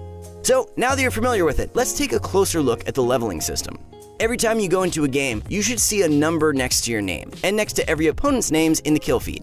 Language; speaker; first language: English; native; English